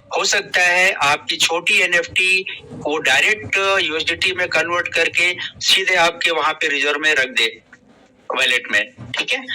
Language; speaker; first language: Hindi; native; Hindi